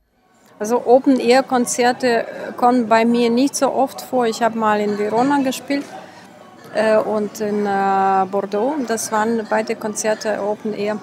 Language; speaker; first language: German; non-native, fluent; Russian